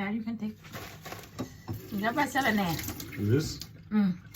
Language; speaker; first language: English; non-native, learner; Thai